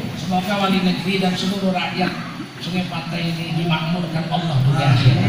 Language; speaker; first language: Indonesian; native; Indonesian